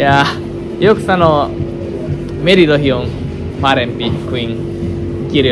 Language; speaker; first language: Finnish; non-native, learner; Japanese